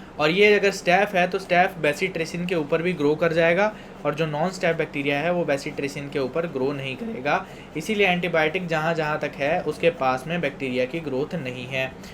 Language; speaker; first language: Hindi; non-native, local second language; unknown